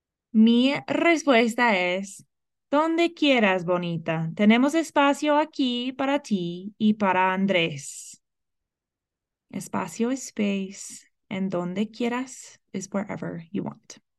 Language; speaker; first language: Spanish; non-native, fluent; English